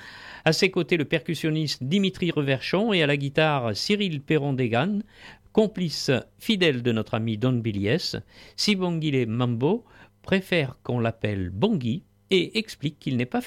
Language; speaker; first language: French; native; French